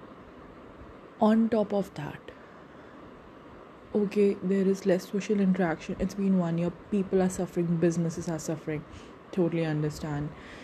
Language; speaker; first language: English; non-native, local second language; Hindi